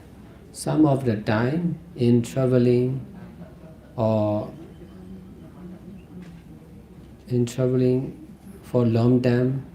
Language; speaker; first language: English; non-native, fluent; Burmese